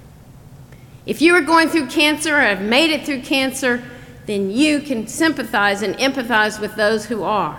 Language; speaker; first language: English; native; English